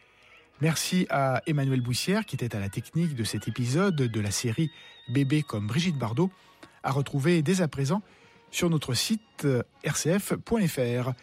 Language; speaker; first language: French; native; French